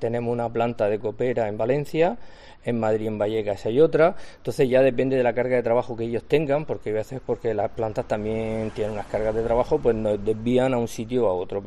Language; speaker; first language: Spanish; native; Spanish